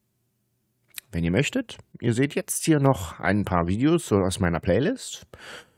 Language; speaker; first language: German; native; German